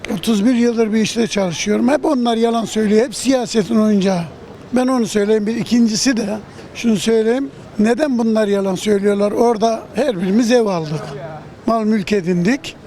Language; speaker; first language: Turkish; native; Turkish